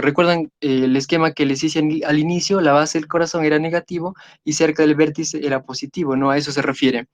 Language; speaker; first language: Spanish; native; Spanish